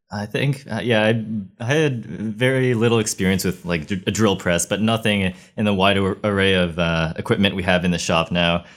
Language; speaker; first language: English; native; English